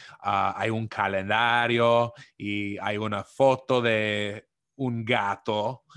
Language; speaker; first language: Spanish; non-native, fluent; English